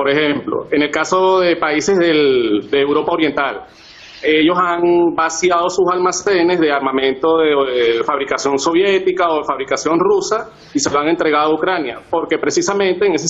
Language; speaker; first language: Spanish; native; Spanish